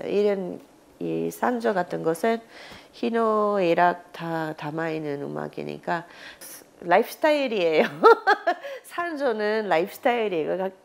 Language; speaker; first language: Korean; non-native, fluent; English